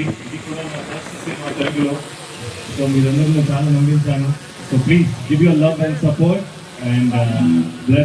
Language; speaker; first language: Telugu; non-native, learner; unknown